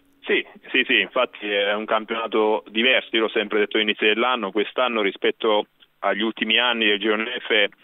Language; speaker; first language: Italian; native; Italian